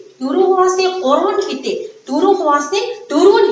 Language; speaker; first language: Mongolian; native; Mongolian